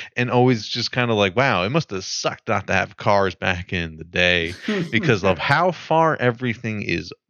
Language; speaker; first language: English; native; English